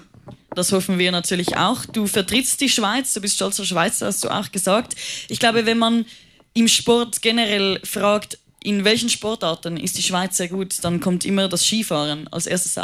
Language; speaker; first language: German; native; German